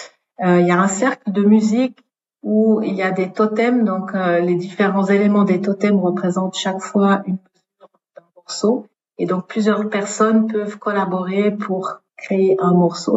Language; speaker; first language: French; native; French